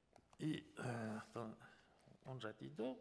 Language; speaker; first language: Spanish; non-native, fluent; French